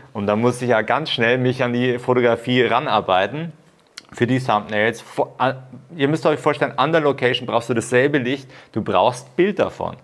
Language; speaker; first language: German; native; German